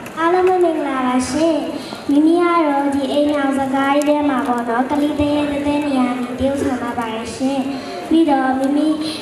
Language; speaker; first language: Burmese; native; Burmese